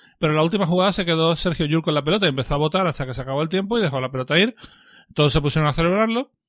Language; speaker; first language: Spanish; native; Spanish